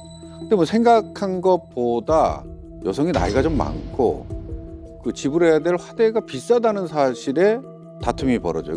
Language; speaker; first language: Korean; native; Korean